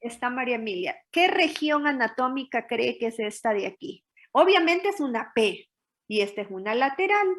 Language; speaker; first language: Spanish; native; Spanish